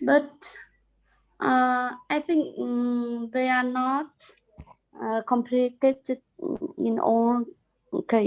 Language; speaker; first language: English; non-native, learner; Vietnamese